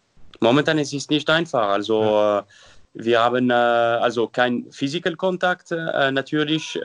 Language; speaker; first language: German; non-native, local second language; French